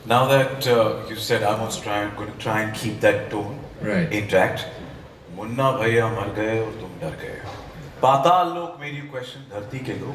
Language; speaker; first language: English; non-native, local second language; Hindi